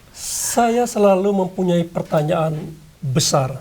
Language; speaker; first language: Indonesian; non-native, local second language; Javanese